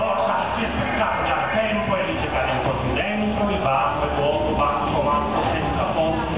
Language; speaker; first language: Italian; native; Italian